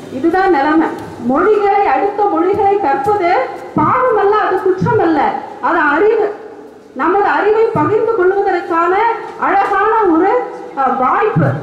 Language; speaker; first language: Tamil; non-native, local second language; Badaga